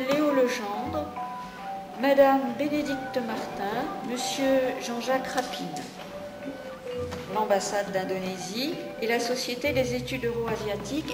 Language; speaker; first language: French; native; French